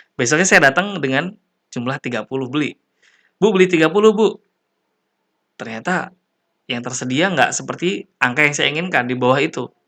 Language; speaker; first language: Indonesian; native; Indonesian